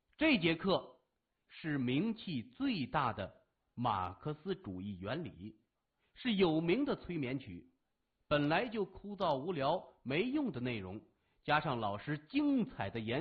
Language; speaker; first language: Chinese; native; Chinese